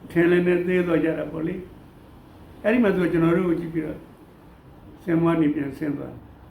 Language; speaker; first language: Burmese; native; Burmese